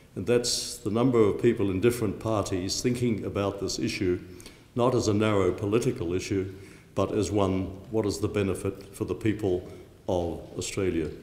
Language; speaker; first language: English; native; English